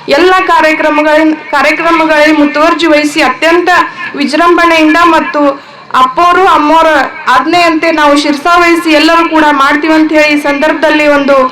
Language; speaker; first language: Kannada; native; Kannada